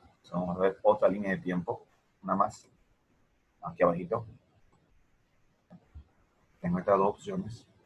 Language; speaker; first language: Spanish; native; Spanish